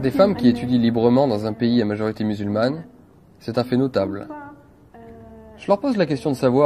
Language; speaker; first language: French; native; French